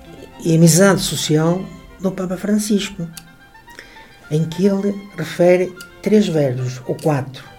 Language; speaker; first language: Portuguese; native; Portuguese